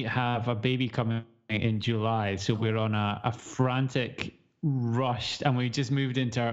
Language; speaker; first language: English; native; English